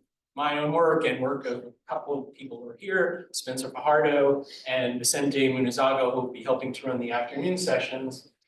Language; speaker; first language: English; native; English